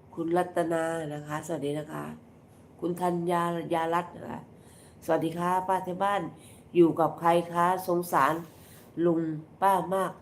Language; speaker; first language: Thai; native; Thai